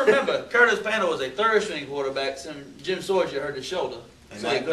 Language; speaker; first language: English; native; English